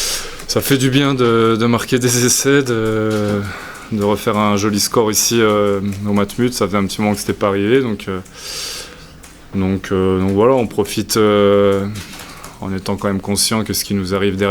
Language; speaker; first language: French; native; French